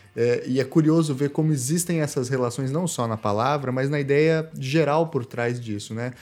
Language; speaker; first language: Portuguese; native; Portuguese